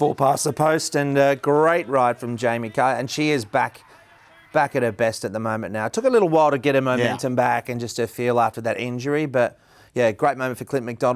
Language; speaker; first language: English; native; English